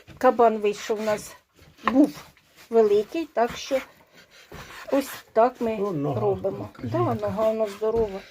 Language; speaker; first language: Ukrainian; native; Ukrainian